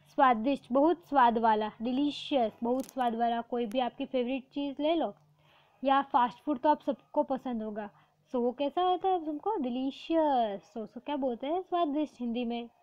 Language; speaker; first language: Hindi; non-native, local second language; Gujarati